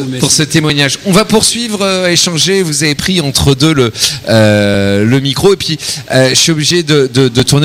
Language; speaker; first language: French; native; French